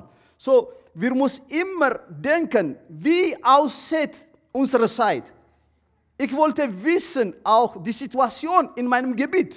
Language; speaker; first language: German; non-native, learner; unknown